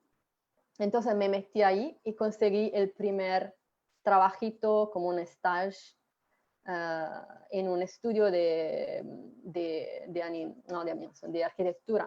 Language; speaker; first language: Spanish; non-native, fluent; Italian